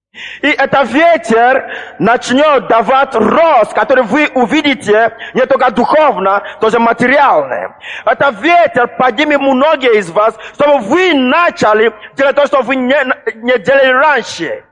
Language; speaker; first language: Russian; non-native, fluent; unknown